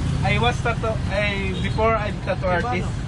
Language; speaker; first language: English; non-native, learner; Filipino